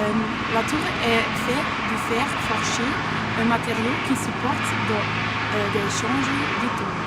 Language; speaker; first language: French; non-native, learner; Dutch